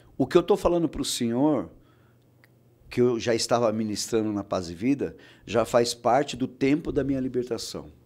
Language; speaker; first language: Portuguese; native; Portuguese